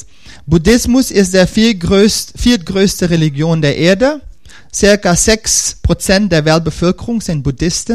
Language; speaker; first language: German; non-native, fluent; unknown